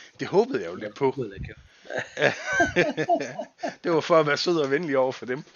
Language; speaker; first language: Danish; native; Danish